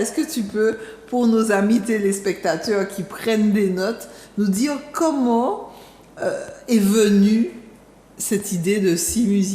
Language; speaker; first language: French; native; French